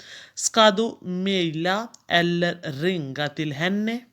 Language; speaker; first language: Swedish; non-native, fluent; Urdu